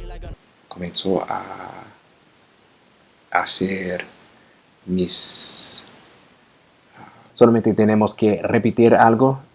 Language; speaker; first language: Spanish; non-native, learner; English